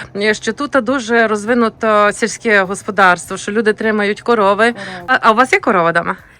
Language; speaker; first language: Ukrainian; native; Ukrainian